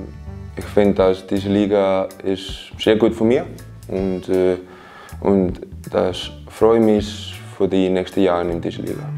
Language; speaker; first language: German; non-native, learner; Icelandic